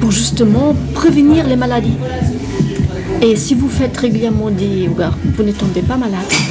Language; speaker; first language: French; non-native, fluent; German